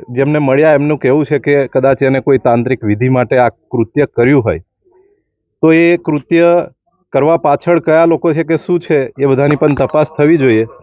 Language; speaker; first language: Gujarati; native; Gujarati